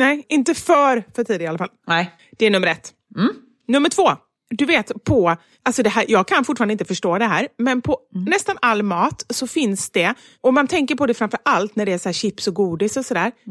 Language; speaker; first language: Swedish; native; Swedish